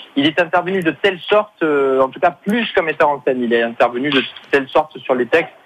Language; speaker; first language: French; native; French